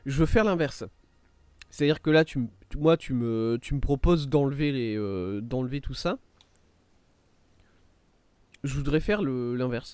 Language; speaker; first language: French; native; French